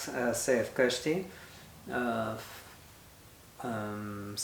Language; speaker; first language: Bulgarian; non-native, learner; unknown